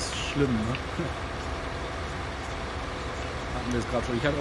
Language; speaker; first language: German; native; German